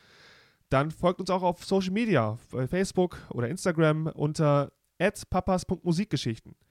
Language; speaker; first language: German; native; German